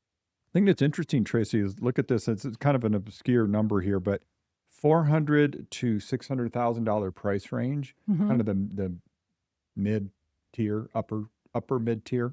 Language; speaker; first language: English; native; English